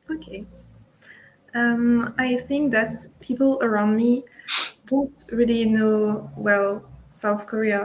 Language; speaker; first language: English; non-native, fluent; French